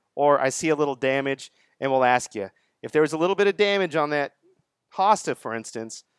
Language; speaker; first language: English; native; English